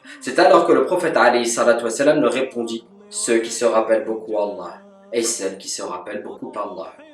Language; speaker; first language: French; native; French